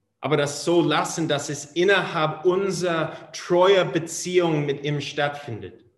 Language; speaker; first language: German; non-native, fluent; English